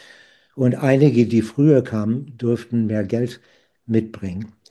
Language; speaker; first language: German; non-native, fluent; English